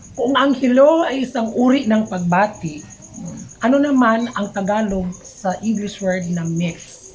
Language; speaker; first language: Filipino; non-native, local second language; Cebuano